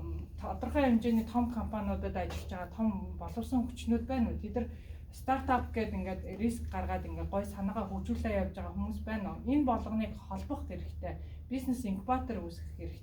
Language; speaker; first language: Mongolian; native; Mongolian